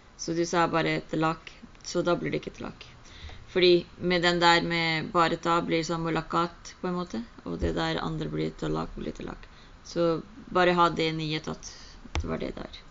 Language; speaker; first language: Norwegian; early bilingual, other home language; Urdu